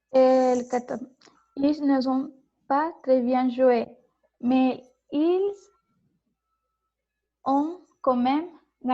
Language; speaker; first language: French; non-native, learner; Spanish